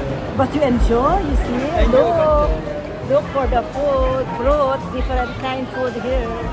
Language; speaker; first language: English; non-native, local second language; Filipino